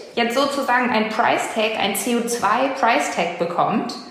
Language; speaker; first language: German; native; German